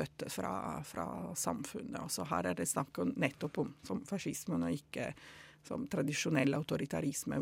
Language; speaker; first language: Norwegian; non-native, fluent; Italian